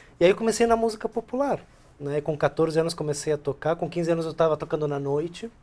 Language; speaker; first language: Portuguese; early bilingual, other home language; Spanish